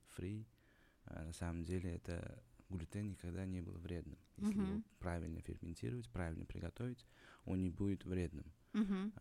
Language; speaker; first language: Russian; non-native, local second language; Uzbek